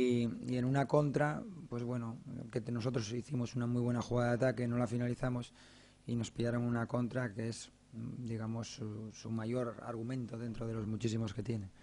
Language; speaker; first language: Spanish; native; Spanish